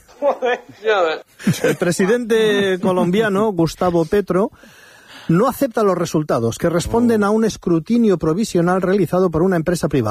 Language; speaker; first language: Spanish; native; Spanish